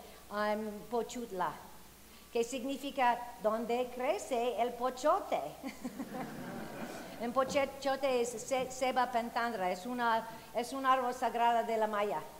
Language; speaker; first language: Spanish; non-native, fluent; English